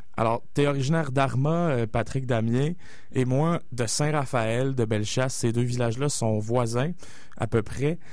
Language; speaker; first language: French; native; French